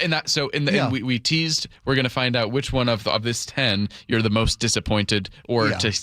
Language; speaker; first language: English; native; English